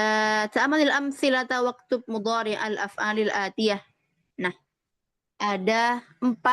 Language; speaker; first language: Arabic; non-native, fluent; Indonesian